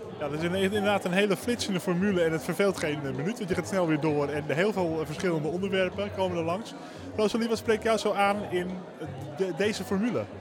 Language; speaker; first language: Dutch; native; Dutch